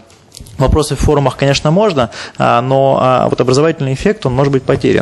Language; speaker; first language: Russian; native; Russian